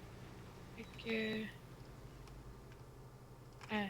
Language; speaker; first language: French; native; French